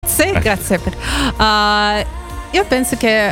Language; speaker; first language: Italian; non-native, learner; English